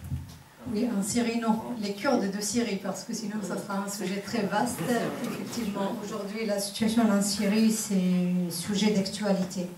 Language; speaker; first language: French; non-native, fluent; Kurdish